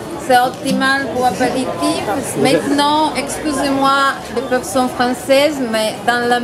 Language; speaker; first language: French; non-native, learner; Italian